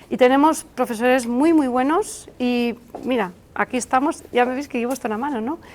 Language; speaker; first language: Spanish; early bilingual, heritage; Spanish